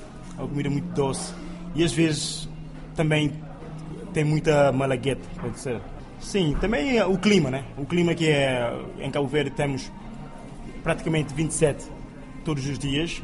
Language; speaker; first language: Portuguese; non-native, local second language; Kabuverdianu